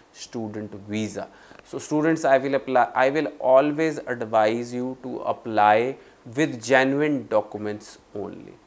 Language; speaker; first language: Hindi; non-native, local second language; Punjabi